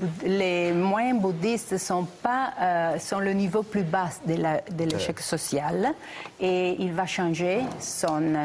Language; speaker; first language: French; non-native, fluent; Italian